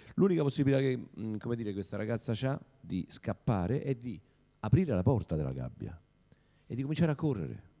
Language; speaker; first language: Italian; native; Italian